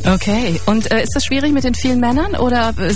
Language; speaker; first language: German; native; German